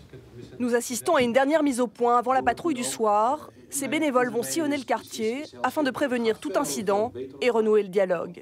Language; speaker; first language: French; native; French